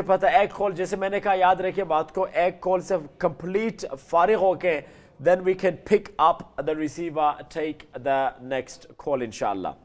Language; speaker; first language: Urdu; early bilingual, heritage; Urdu